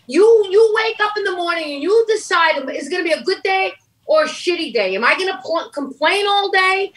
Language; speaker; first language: English; native; English